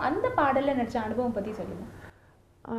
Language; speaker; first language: Tamil; native; Tamil